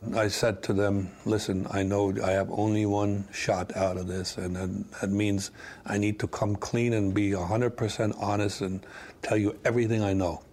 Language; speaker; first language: English; non-native, fluent; German